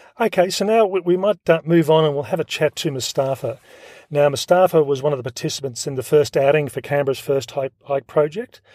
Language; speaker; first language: English; native; English